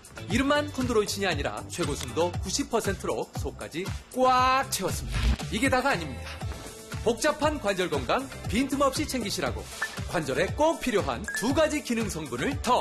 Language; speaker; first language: Korean; native; Korean